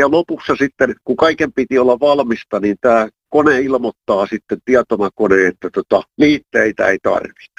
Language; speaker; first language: Finnish; native; Finnish